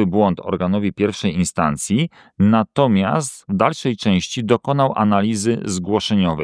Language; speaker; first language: Polish; native; Polish